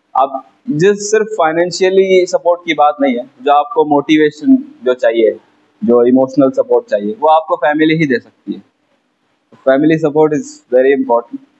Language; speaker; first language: Hindi; native; Hindi